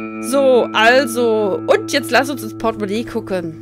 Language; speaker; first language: German; native; German